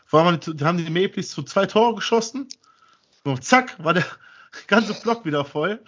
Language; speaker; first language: German; native; German